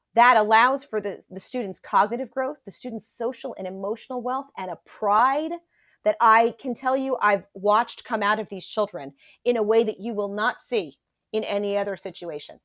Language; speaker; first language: English; native; English